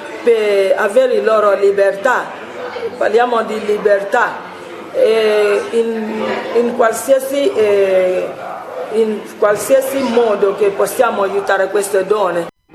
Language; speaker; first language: Italian; non-native, fluent; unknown